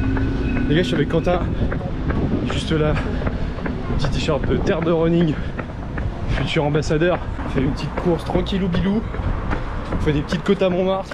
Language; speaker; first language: French; native; French